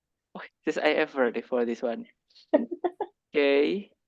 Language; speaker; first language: English; non-native, learner; Indonesian